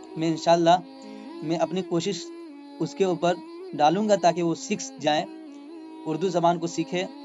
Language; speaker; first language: Urdu; native; Urdu